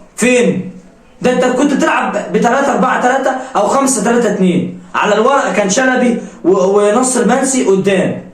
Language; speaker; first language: Arabic; native; Arabic